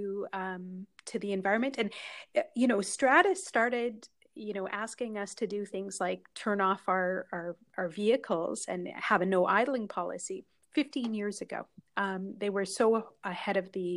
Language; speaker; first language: English; native; English